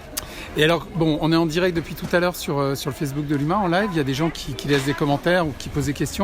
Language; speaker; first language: French; native; French